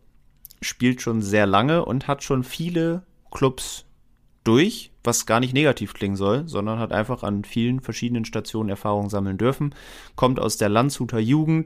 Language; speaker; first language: German; native; German